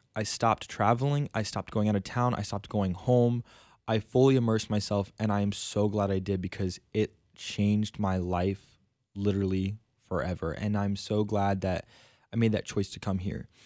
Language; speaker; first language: English; native; English